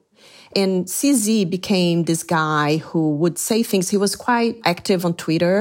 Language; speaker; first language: English; non-native, fluent; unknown